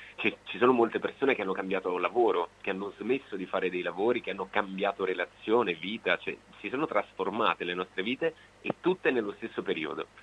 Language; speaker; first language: Italian; native; Italian